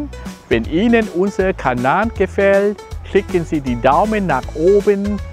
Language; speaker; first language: German; non-native, fluent; Thai